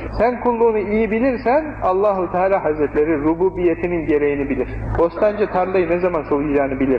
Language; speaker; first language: Turkish; native; Turkish